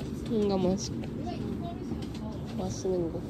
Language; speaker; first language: Korean; non-native, learner; Japanese